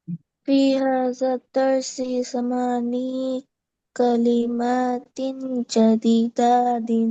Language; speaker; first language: Arabic; non-native, learner; Bangla